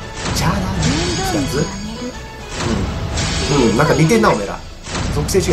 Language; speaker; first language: Japanese; native; Japanese